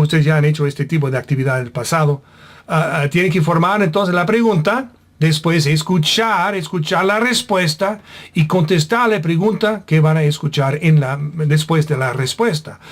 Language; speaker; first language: Spanish; non-native, fluent; English